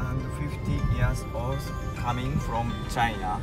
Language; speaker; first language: English; non-native, learner; Japanese